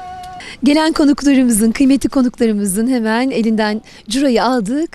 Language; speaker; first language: Turkish; native; Turkish